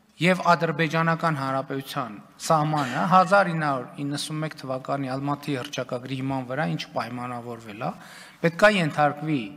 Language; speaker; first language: Armenian; native; Armenian